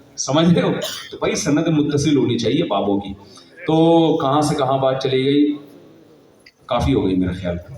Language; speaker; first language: Urdu; native; Urdu